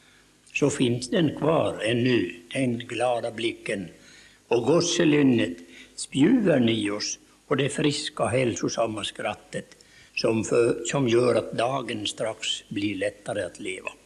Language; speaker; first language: Swedish; native; Swedish